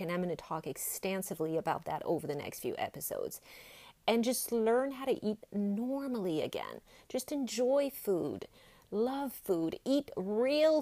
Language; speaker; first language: English; non-native, fluent; French